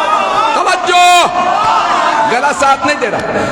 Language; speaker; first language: Urdu; native; Urdu